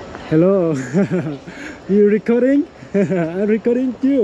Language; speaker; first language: English; non-native, learner; Vietnamese